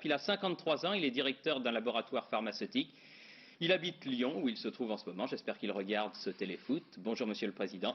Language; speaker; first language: French; native; French